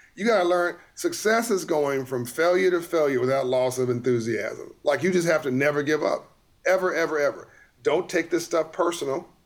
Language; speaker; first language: English; native; English